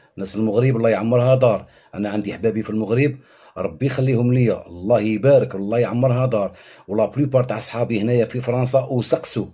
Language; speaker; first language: Arabic; native; Arabic